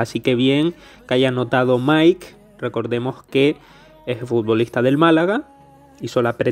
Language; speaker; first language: Spanish; native; Spanish